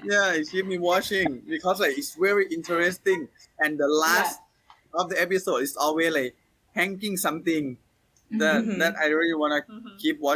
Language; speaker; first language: English; non-native, learner; Thai